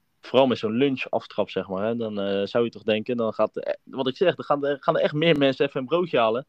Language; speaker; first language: Dutch; native; Dutch